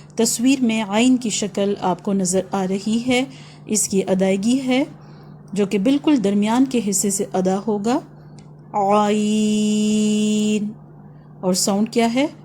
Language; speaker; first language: Urdu; native; Urdu